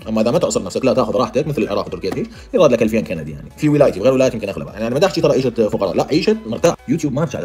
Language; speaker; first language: Arabic; native; Arabic